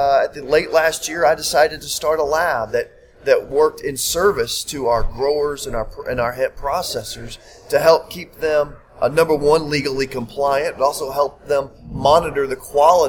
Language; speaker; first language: English; native; English